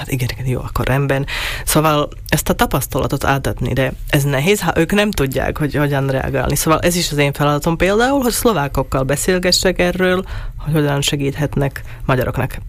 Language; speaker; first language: Hungarian; non-native, local second language; Slovak